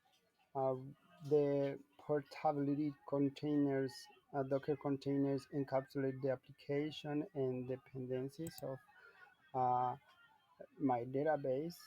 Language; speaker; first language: English; non-native, learner; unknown